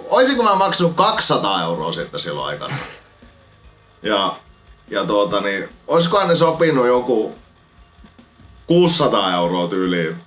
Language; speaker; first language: Finnish; native; Finnish